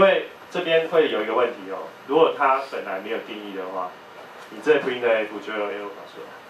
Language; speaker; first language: Chinese; native; Chinese